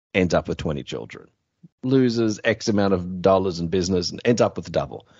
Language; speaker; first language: English; native; English